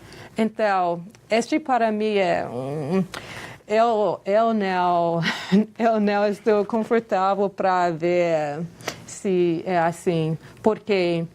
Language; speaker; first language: Portuguese; non-native, fluent; English